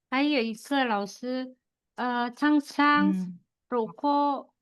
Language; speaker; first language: Chinese; non-native, learner; Indonesian